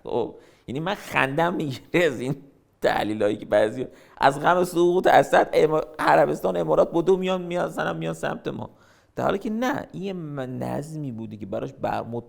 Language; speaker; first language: Persian; native; Persian